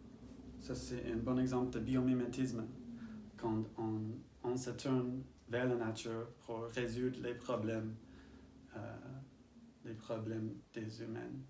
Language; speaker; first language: French; non-native, learner; English